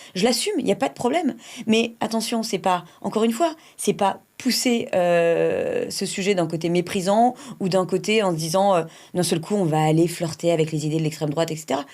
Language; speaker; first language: French; native; French